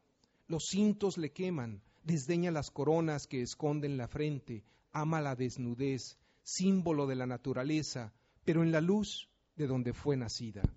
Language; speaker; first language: Spanish; native; Spanish